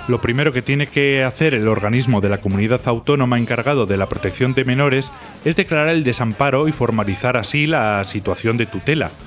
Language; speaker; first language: Spanish; native; Spanish